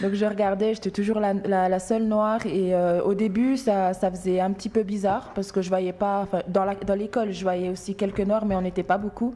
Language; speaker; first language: French; early bilingual, other home language; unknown